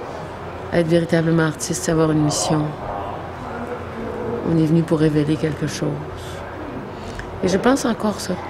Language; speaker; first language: French; native; French